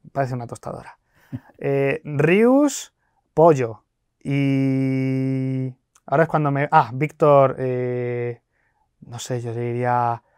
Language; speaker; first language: Spanish; native; Spanish